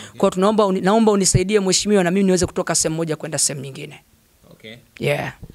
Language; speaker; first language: Swahili; native; Swahili